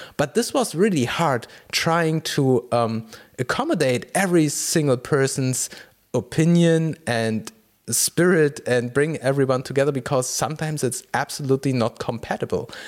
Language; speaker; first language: English; non-native, fluent; German